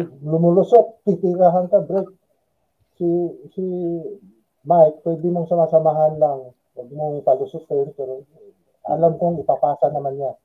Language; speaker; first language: Filipino; non-native, local second language; Cebuano